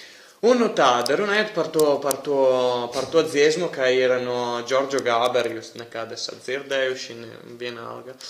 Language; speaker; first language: Latvian; non-native, fluent; Italian